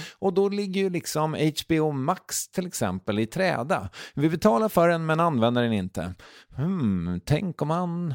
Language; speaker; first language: Swedish; native; Swedish